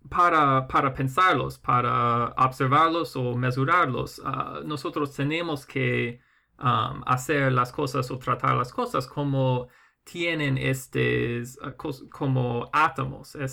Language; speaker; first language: Spanish; non-native, fluent; English